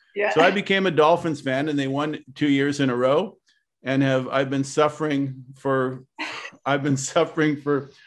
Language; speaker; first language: English; native; English